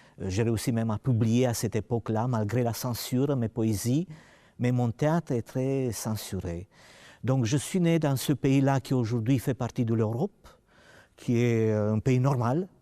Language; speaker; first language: French; non-native, fluent; Romanian